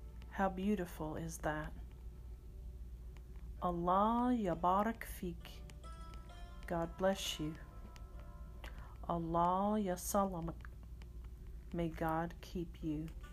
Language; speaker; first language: English; native; English